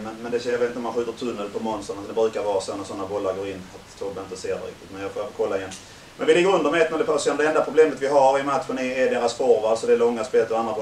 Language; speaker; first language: Swedish; native; Swedish